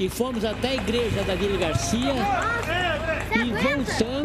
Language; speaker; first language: Portuguese; native; Portuguese